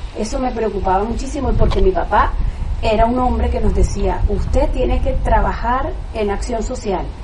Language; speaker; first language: Spanish; native; Spanish